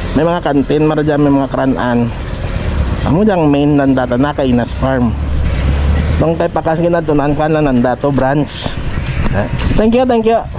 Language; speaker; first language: Filipino; non-native, local second language; Hiligaynon